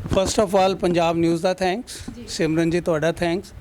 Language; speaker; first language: Hindi; non-native, local second language; Punjabi